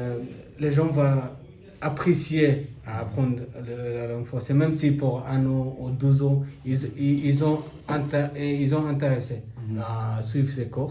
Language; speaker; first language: French; non-native, learner; Bangla